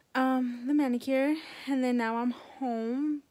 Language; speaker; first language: English; early bilingual, other home language; Spanish